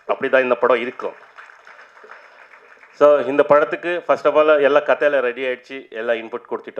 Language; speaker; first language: Tamil; non-native, fluent; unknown